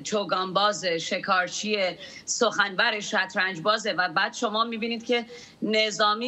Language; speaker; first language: Persian; native; Persian